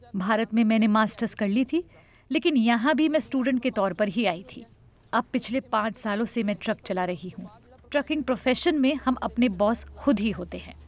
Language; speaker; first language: Hindi; native; Hindi